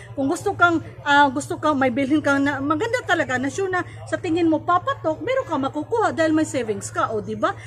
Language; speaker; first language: Filipino; non-native, local second language; Cebuano